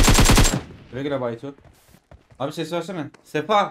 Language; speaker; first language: Turkish; native; Turkish